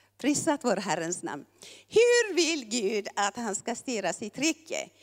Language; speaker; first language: Swedish; non-native, fluent; Tigrinya